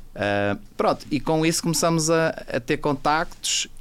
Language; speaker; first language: Portuguese; native; Portuguese